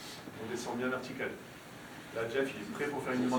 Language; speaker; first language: French; native; French